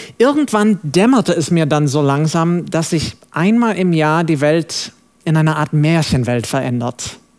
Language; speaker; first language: German; non-native, fluent; English